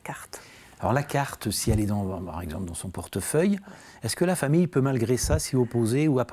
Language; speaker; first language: French; native; French